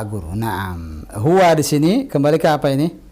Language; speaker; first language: Indonesian; native; Indonesian